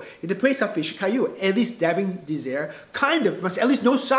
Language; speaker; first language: Portuguese; non-native, fluent; English